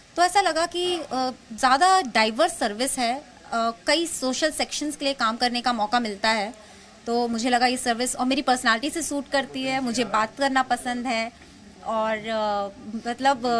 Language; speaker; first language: Hindi; native; Hindi